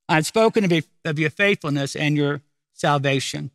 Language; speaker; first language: English; native; English